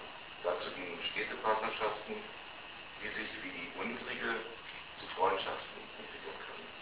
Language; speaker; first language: German; native; German